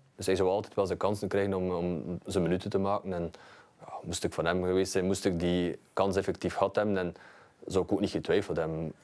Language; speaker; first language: Dutch; native; Dutch